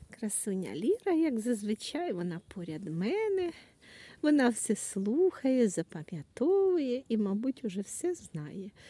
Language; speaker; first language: Ukrainian; native; Ukrainian